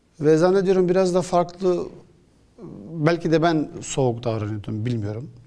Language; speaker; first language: Turkish; early bilingual, other home language; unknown